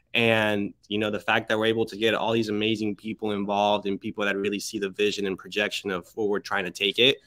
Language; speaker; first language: English; early bilingual, other home language; Spanish